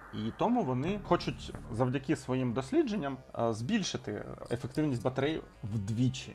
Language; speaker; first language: Ukrainian; non-native, local second language; Russian